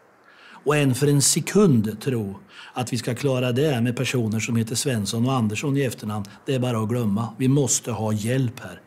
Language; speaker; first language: Swedish; native; Swedish